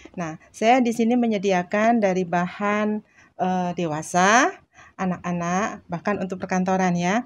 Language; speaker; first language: Indonesian; native; Indonesian